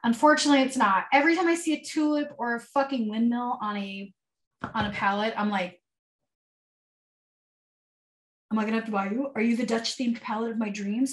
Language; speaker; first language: English; native; English